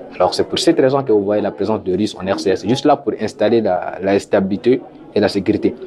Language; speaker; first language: French; non-native, local second language; Sango